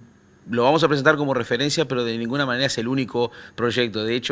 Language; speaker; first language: Spanish; native; Spanish